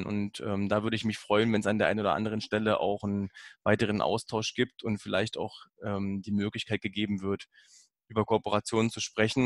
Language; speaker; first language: German; native; German